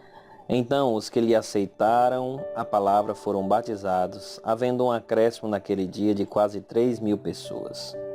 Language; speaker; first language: Portuguese; native; Portuguese